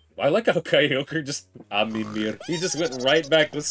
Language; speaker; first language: English; native; English